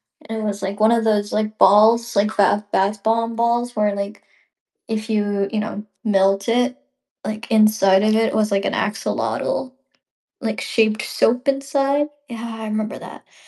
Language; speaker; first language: English; native; English